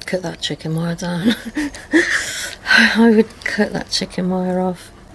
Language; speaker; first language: English; native; English